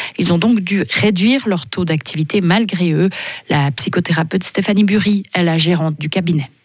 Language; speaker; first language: French; native; French